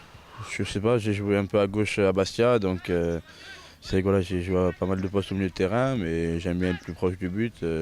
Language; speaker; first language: French; native; French